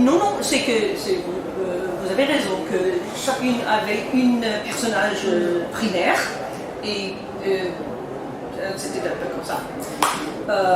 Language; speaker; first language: French; non-native, learner; English